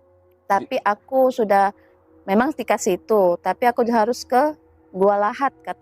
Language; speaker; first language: Indonesian; native; Indonesian